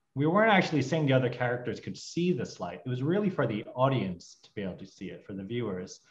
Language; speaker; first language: English; native; English